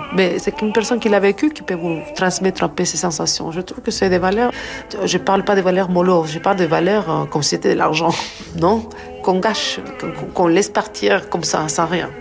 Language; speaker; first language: French; non-native, fluent; Spanish